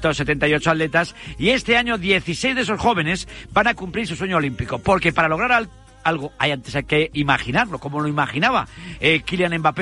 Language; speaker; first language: Spanish; native; Spanish